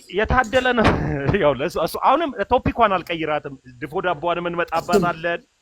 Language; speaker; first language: Amharic; native; Amharic